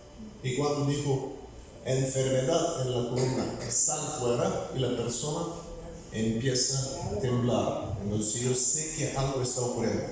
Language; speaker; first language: Spanish; non-native, fluent; Bulgarian